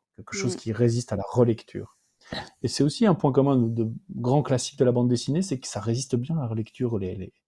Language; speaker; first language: French; native; French